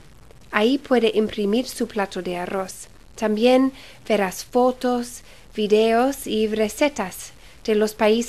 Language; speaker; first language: Spanish; early bilingual, heritage; Spanish